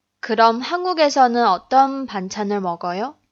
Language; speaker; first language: Korean; non-native, fluent; Chinese